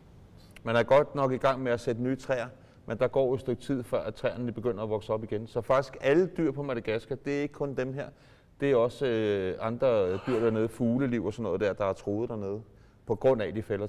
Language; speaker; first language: Danish; native; Danish